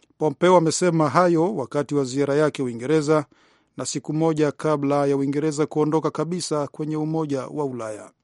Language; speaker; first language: Swahili; non-native, local second language; Rundi